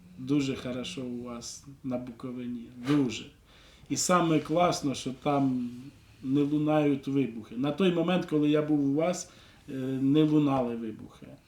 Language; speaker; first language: Ukrainian; non-native, local second language; Russian